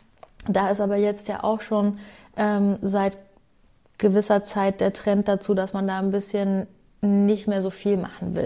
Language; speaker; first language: German; native; German